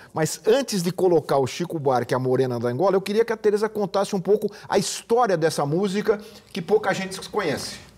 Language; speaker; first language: Portuguese; native; Portuguese